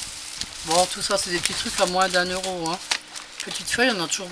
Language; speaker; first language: French; native; French